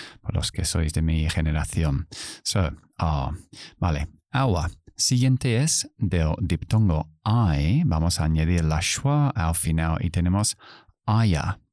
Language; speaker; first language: Spanish; non-native, fluent; English